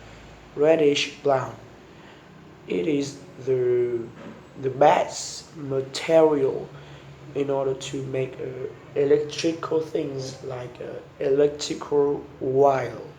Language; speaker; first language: English; non-native, learner; Vietnamese